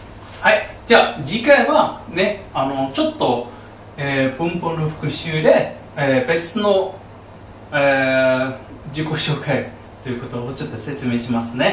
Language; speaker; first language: Japanese; non-native, fluent; German